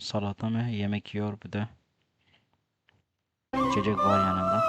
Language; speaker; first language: Turkish; non-native, fluent; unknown